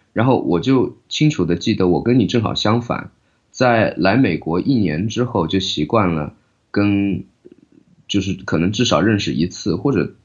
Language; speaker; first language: Chinese; native; Chinese